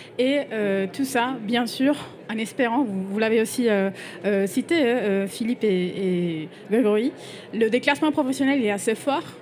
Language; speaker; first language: French; non-native, fluent; Spanish